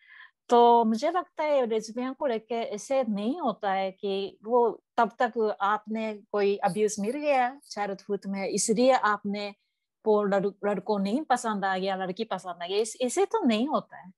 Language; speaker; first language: Hindi; non-native, learner; Japanese